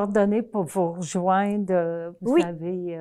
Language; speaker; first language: French; native; French